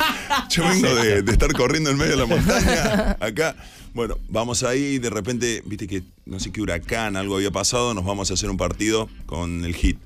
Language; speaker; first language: Spanish; native; Spanish